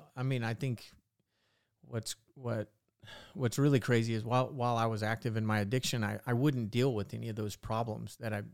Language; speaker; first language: English; native; English